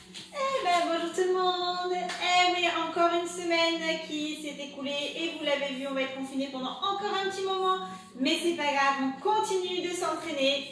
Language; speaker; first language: French; native; French